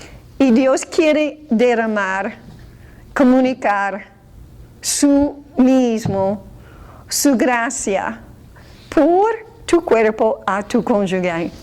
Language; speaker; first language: Spanish; non-native, fluent; English